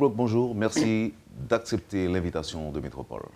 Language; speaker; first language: French; native; French